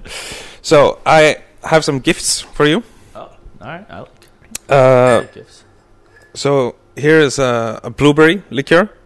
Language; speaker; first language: English; early bilingual, other home language; Icelandic